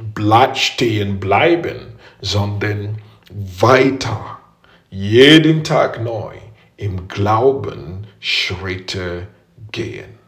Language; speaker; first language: German; non-native, fluent; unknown